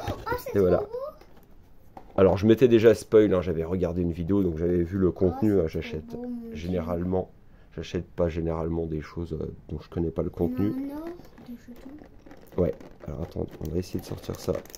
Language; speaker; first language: French; native; French